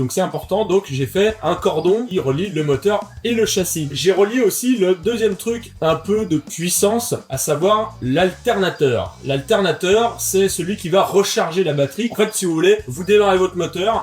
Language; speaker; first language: French; native; French